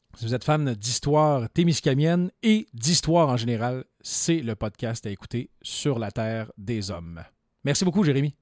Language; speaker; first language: French; native; French